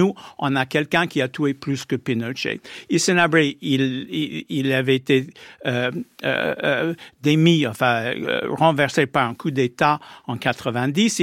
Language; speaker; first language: French; non-native, fluent; English